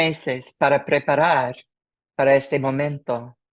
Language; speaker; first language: Spanish; non-native, learner; English